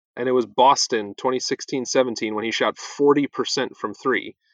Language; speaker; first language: English; native; English